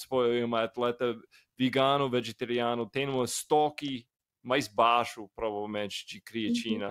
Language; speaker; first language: Portuguese; non-native, fluent; English